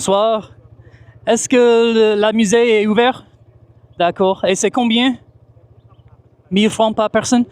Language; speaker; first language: French; non-native, fluent; English